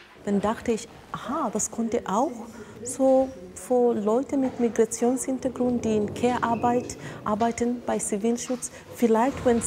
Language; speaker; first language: German; non-native, fluent; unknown